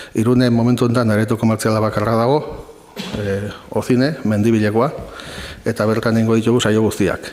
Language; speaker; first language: Basque; native; Basque